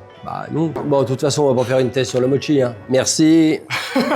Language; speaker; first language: French; native; French